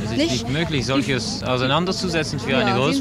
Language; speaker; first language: German; native; German